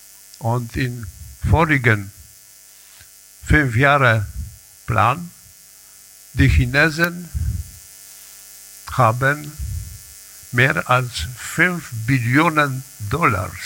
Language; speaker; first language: German; non-native, learner; Polish